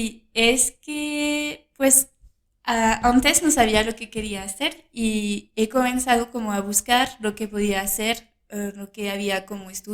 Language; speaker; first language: Spanish; non-native, fluent; French